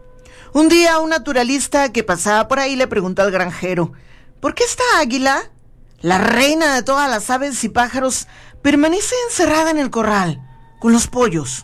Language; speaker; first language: Spanish; native; Spanish